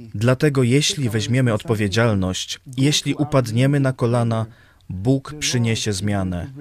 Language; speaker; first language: Polish; non-native, fluent; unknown